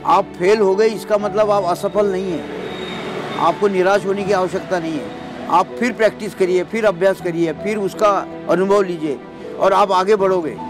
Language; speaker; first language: Hindi; non-native, local second language; Marathi